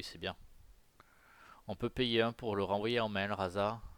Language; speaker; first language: French; native; French